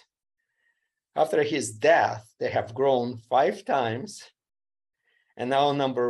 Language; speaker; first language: English; non-native, fluent; Ukrainian